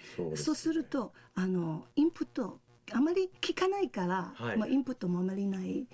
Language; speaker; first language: Japanese; non-native, fluent; Cantonese